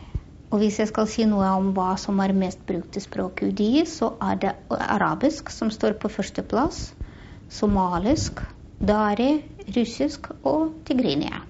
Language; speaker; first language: Norwegian; non-native, fluent; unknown